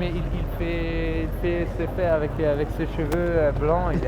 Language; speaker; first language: French; non-native, learner; Italian